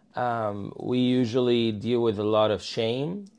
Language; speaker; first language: English; non-native, fluent; Spanish